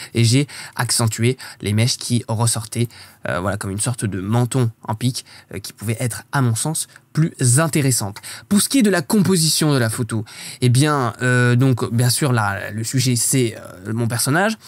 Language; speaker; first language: French; native; French